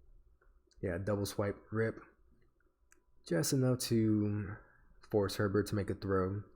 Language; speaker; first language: English; native; English